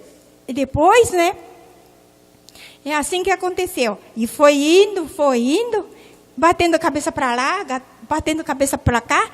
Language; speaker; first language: Portuguese; non-native, local second language; Japanese